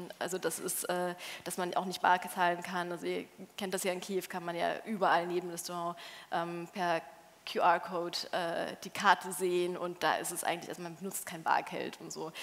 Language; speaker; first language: German; early bilingual, other home language; Polish